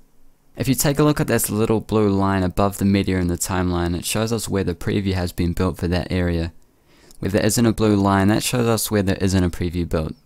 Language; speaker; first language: English; native; English